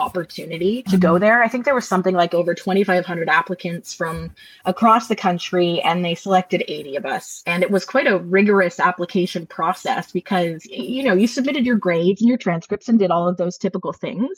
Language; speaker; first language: English; native; English